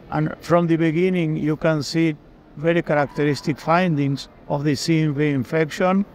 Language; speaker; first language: English; non-native, fluent; Spanish